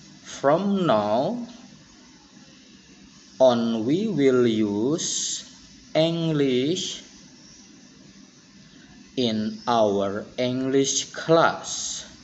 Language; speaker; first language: English; non-native, fluent; Indonesian